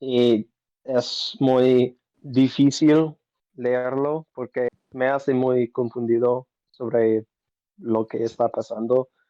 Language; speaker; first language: Spanish; non-native, learner; English